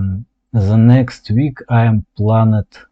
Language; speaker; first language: English; non-native, learner; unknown